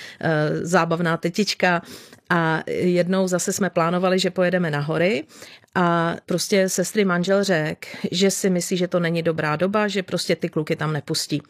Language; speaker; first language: Czech; native; Czech